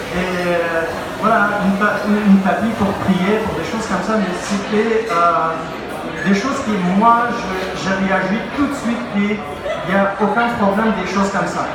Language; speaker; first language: French; non-native, learner; Pashto